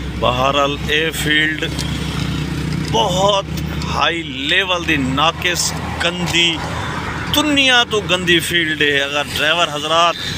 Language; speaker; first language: Punjabi; non-native, local second language; Saraiki